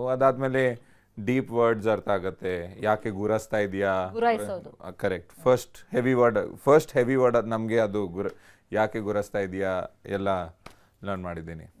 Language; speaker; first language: Kannada; non-native, learner; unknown